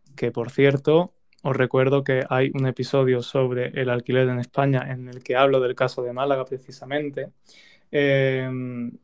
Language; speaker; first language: Spanish; native; Spanish